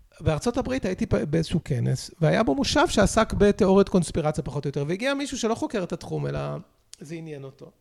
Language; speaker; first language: Hebrew; native; Hebrew